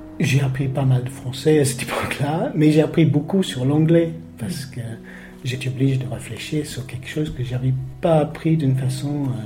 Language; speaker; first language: French; non-native, fluent; English